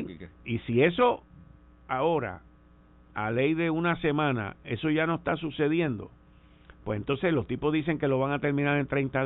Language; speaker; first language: Spanish; native; Spanish